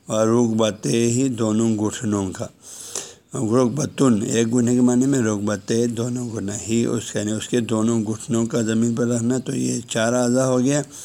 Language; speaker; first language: Urdu; non-native, local second language; Balti